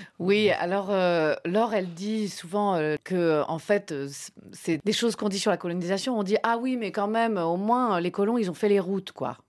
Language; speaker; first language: French; native; French